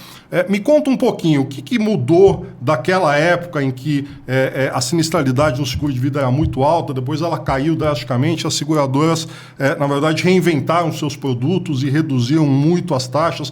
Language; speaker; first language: Portuguese; native; Portuguese